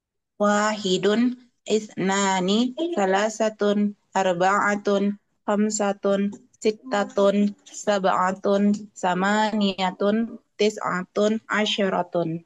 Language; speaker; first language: Arabic; non-native, learner; Indonesian